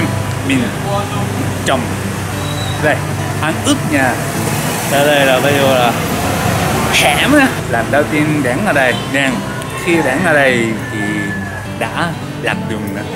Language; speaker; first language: Vietnamese; non-native, learner; Japanese